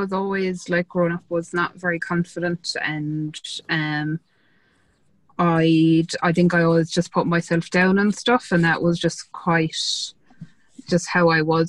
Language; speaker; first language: English; native; English